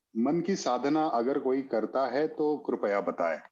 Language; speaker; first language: Hindi; non-native, local second language; Marathi